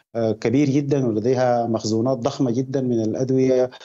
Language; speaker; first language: Arabic; native; Arabic